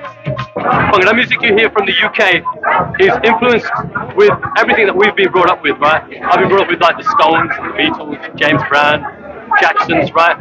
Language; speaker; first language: English; early bilingual, other home language; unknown